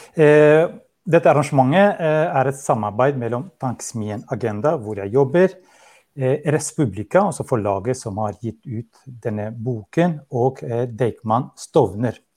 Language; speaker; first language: Norwegian; non-native, fluent; Albanian